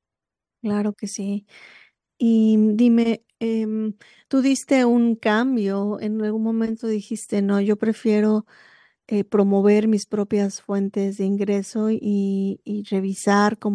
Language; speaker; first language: Spanish; native; Spanish